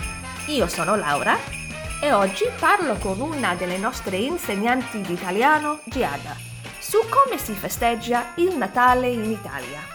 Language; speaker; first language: Italian; non-native, fluent; English